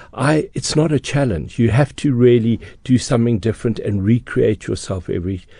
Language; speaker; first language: English; native; English